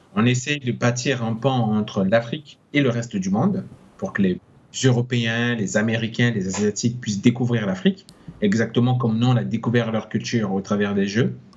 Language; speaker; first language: French; non-native, local second language; Sango